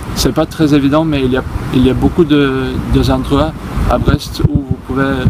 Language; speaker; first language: French; non-native, fluent; Turkish